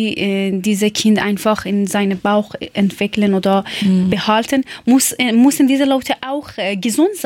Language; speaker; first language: German; non-native, learner; Persian